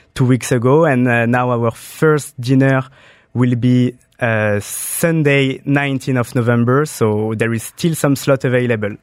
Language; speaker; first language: English; non-native, fluent; French